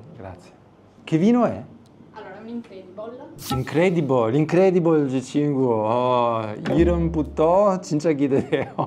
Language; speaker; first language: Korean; non-native, learner; Italian